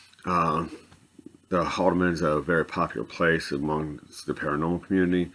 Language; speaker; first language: English; native; English